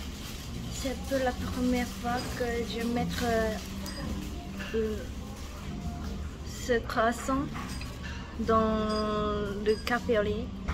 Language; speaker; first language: French; non-native, learner; Japanese